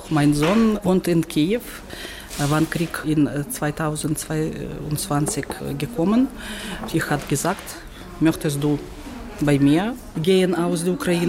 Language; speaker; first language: German; non-native, learner; Ukrainian